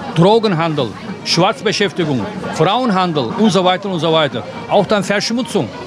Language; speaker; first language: German; non-native, fluent; Turkish